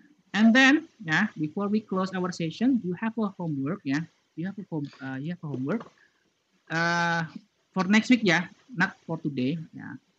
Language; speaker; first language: English; non-native, fluent; Indonesian